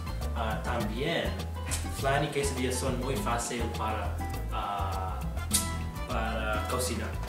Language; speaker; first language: Spanish; non-native, learner; English